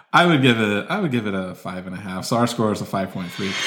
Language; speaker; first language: English; native; English